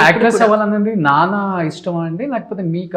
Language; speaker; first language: Telugu; native; Telugu